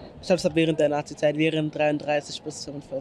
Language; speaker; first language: German; native; German